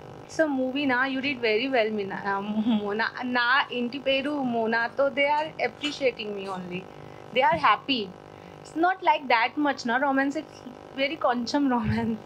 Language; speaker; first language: Telugu; non-native, learner; Hindi